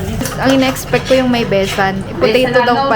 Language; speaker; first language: Filipino; native; Filipino